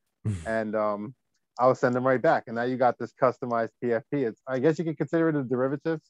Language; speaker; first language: English; native; English